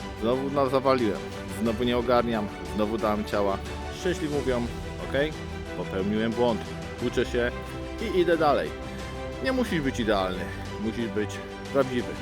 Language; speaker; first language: Polish; native; Polish